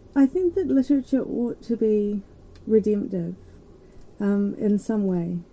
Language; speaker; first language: English; native; English